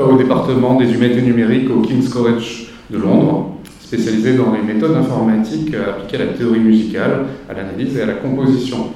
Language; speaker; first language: French; native; French